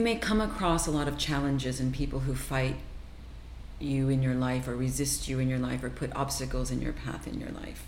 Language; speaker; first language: English; native; English